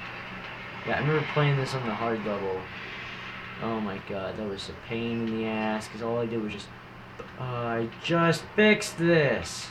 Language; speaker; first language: English; native; English